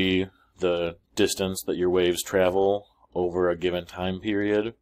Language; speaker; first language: English; native; English